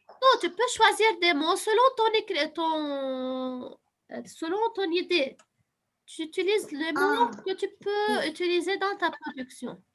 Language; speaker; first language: French; non-native, fluent; Arabic